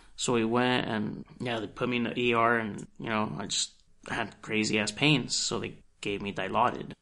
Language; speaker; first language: English; early bilingual, other home language; Spanish